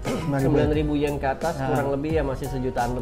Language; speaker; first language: Indonesian; native; Indonesian